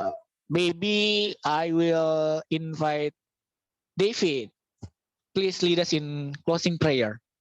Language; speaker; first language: English; non-native, local second language; Indonesian